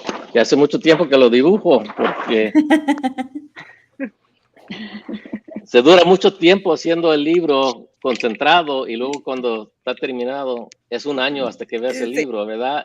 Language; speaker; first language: Spanish; early bilingual, heritage; English